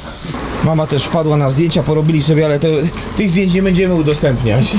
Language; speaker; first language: Polish; native; Polish